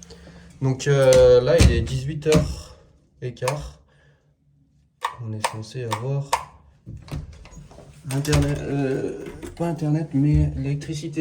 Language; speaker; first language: French; native; French